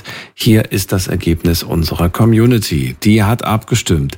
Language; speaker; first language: German; native; German